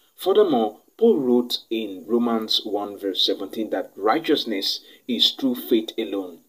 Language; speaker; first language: English; non-native, local second language; Yoruba